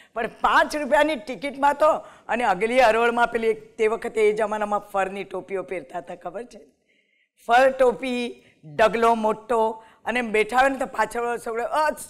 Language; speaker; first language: Gujarati; non-native, local second language; Marathi